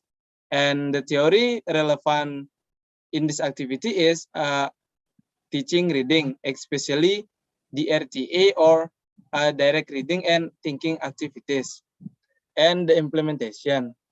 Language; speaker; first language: English; non-native, learner; Indonesian